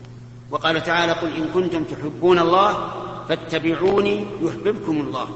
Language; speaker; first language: Arabic; native; Arabic